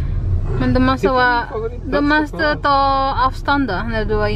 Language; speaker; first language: Swedish; non-native, learner; Indonesian